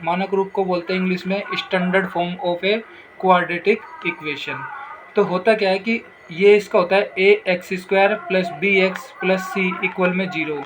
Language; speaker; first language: Hindi; native; Hindi